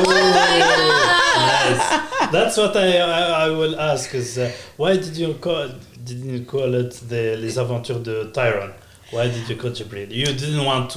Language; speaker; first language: English; non-native, fluent; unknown